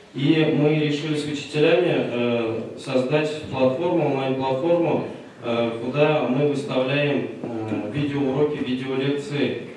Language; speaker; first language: Russian; non-native, local second language; Tatar